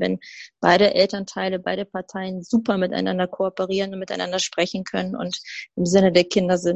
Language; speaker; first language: German; native; German